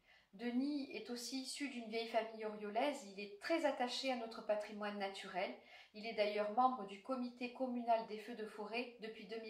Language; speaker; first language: French; native; French